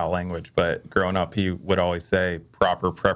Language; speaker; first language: English; native; English